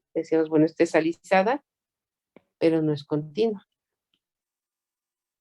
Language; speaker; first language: Spanish; native; Spanish